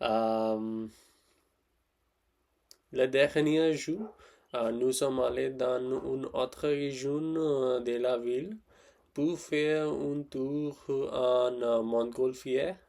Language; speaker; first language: French; non-native, learner; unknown